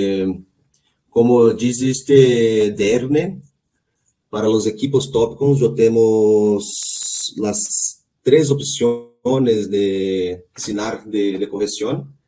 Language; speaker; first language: Spanish; non-native, learner; Portuguese